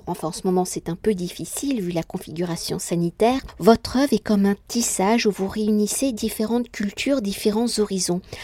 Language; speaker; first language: French; native; French